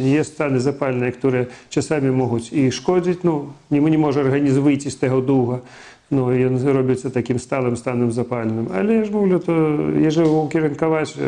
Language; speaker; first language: Polish; non-native, fluent; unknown